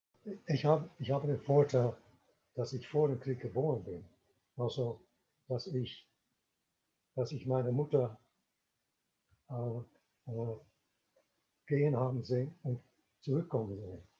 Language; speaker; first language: German; non-native, fluent; Dutch